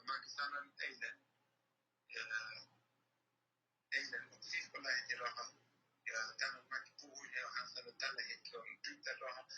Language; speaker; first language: Finnish; non-native, learner; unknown